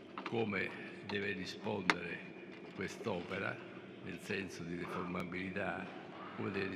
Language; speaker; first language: Italian; native; Italian